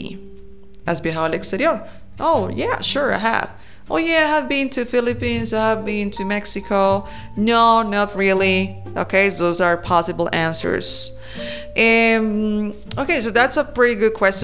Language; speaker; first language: English; non-native, fluent; Spanish